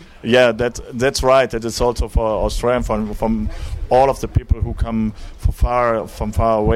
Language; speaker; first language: English; non-native, learner; German